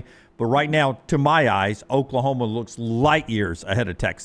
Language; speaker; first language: English; native; English